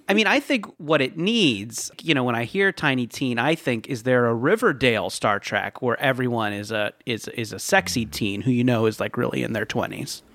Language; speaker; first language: English; native; English